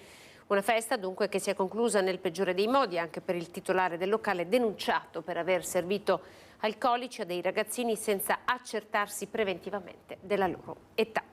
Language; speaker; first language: Italian; native; Italian